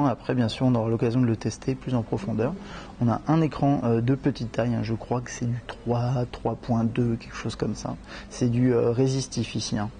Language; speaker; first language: French; native; French